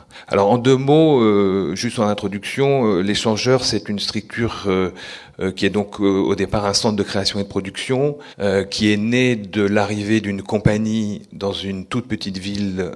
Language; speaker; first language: French; native; French